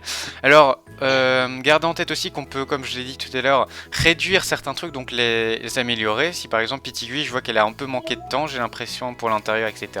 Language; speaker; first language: French; native; French